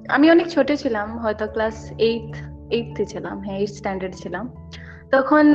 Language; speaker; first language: Bangla; non-native, local second language; Assamese